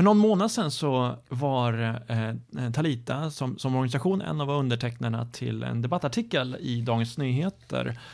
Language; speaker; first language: Swedish; native; Swedish